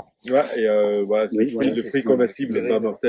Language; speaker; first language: French; native; French